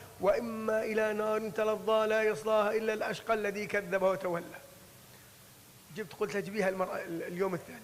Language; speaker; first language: Arabic; native; Arabic